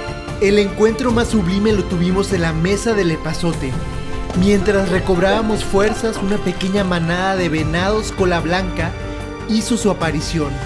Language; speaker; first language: Spanish; native; Spanish